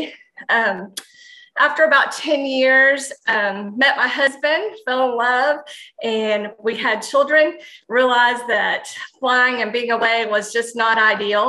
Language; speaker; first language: English; native; English